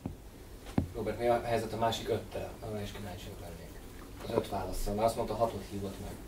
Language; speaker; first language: Hungarian; native; Hungarian